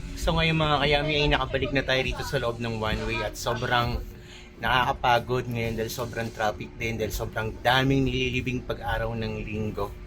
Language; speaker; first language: Filipino; native; Filipino